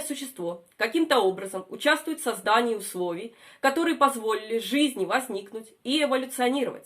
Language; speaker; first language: Russian; native; Russian